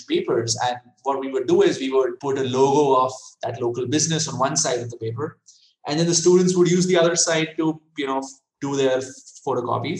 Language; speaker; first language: English; non-native, local second language; Hindi